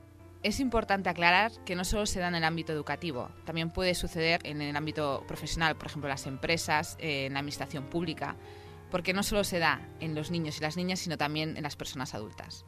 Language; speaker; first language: Spanish; native; Spanish